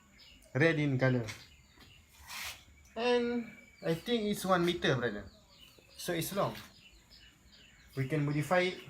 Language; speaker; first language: English; non-native, local second language; Malay